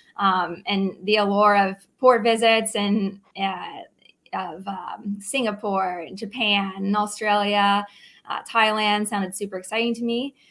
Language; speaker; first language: English; native; English